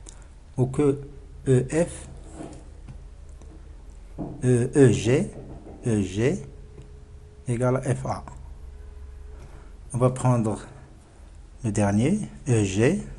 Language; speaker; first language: French; non-native, local second language; Arabic